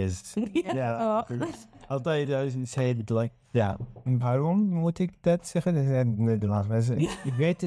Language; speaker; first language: Dutch; non-native, learner; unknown